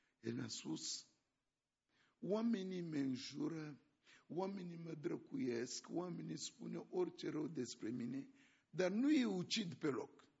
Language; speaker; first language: Romanian; non-native, fluent; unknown